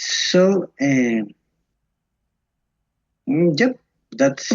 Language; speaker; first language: English; non-native, learner; Spanish